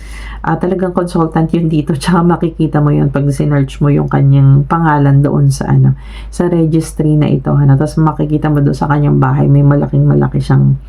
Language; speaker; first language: Filipino; native; Filipino